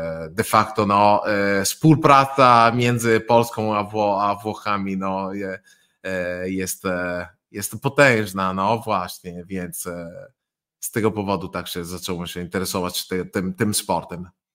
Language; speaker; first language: Polish; non-native, fluent; Italian